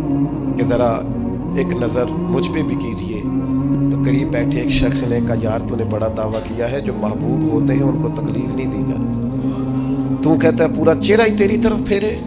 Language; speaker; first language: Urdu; non-native, local second language; Punjabi